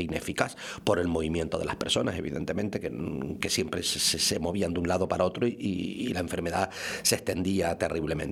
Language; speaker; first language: Spanish; native; Spanish